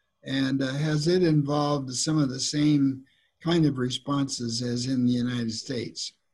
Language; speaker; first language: English; native; English